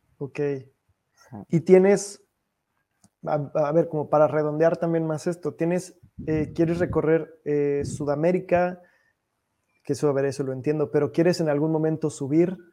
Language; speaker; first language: Spanish; native; Spanish